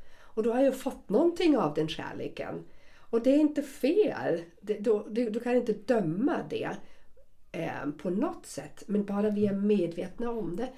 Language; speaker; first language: Swedish; non-native, fluent; German